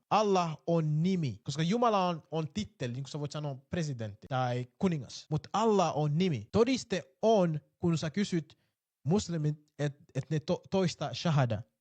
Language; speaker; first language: Finnish; non-native, fluent; Arabic